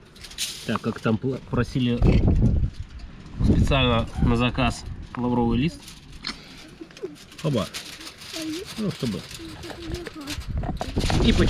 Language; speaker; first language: Russian; native; Russian